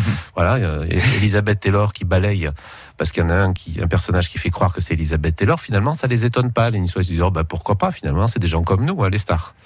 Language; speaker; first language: French; native; French